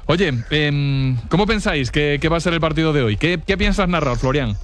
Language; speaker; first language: Spanish; native; Spanish